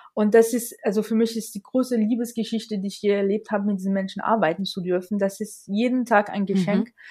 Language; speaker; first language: German; non-native, fluent; French